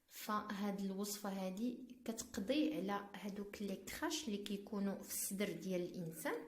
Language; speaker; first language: Arabic; native; Arabic